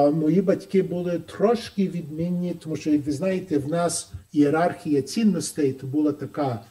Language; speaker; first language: Ukrainian; early bilingual, heritage; Ukrainian